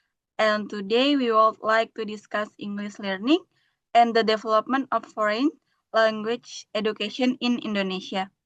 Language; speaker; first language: English; non-native, learner; Indonesian